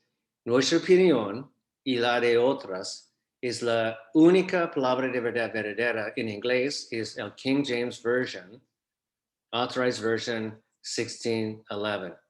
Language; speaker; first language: Spanish; non-native, fluent; English